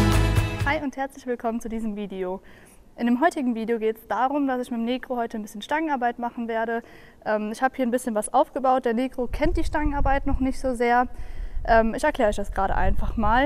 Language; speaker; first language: German; native; German